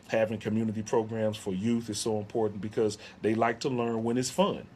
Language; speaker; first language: English; native; English